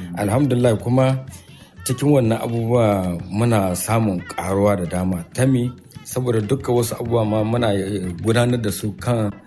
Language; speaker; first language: Hausa; native; Hausa